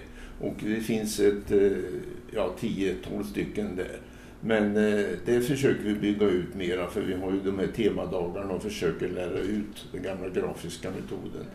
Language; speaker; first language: Swedish; native; Swedish